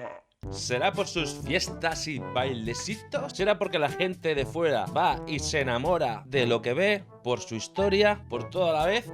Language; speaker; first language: Spanish; native; Spanish